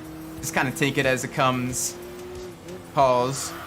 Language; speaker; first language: English; native; English